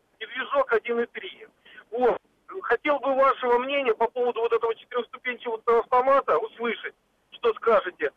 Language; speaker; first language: Russian; native; Russian